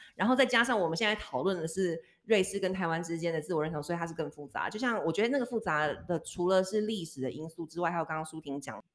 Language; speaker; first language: Chinese; native; Chinese